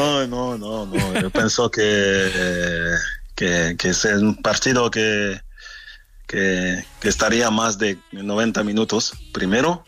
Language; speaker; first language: Spanish; non-native, fluent; French